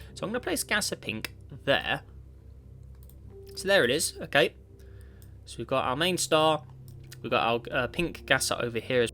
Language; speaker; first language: English; native; English